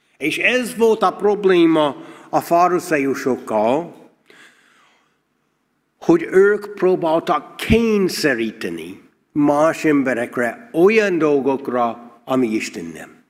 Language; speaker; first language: Hungarian; non-native, learner; English